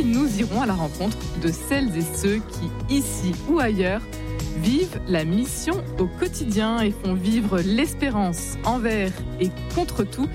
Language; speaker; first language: French; native; French